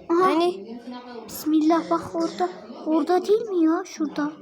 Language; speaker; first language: Turkish; native; Turkish